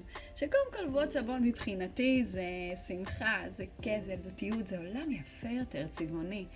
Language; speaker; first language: Hebrew; native; Hebrew